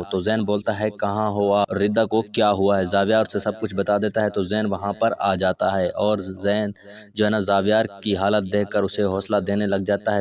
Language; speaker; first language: Urdu; native; Urdu